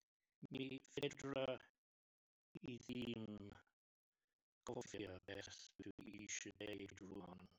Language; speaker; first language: Welsh; non-native, learner; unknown